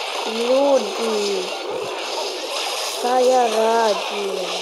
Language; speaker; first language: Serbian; early bilingual, heritage; Serbian